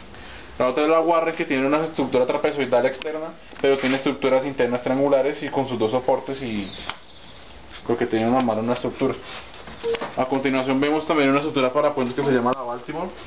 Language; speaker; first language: Spanish; native; Spanish